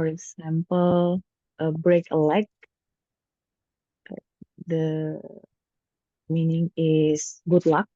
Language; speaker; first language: English; non-native, learner; Indonesian